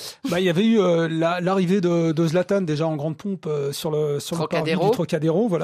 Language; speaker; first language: French; native; French